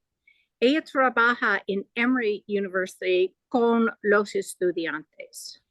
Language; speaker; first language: Spanish; non-native, learner; English